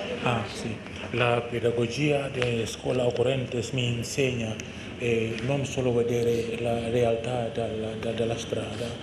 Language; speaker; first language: Italian; non-native, learner; Indonesian